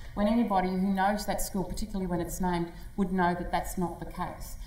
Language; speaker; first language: English; native; English